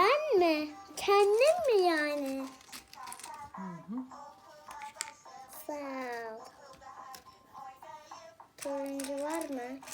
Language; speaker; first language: Turkish; early bilingual, heritage; Turkish